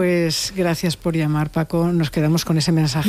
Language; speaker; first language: Spanish; native; Spanish